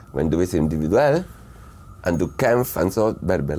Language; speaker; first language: German; non-native, fluent; Spanish